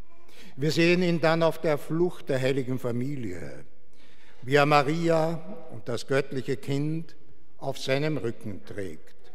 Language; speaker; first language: German; native; German